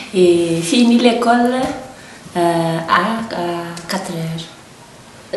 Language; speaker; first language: French; non-native, local second language; Malagasy